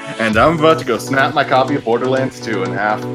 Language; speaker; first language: English; native; English